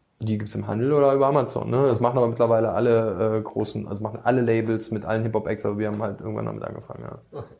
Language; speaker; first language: German; early bilingual, other home language; Bosnian